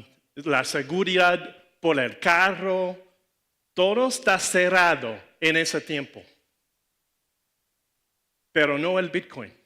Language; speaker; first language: Spanish; non-native, learner; English